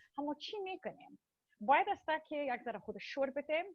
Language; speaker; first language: Persian; early bilingual, heritage; Persian